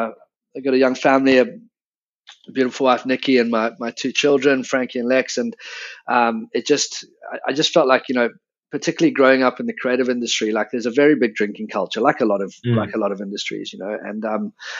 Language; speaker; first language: English; native; English